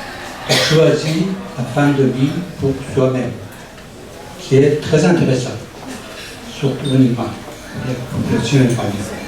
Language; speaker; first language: French; non-native, learner; Persian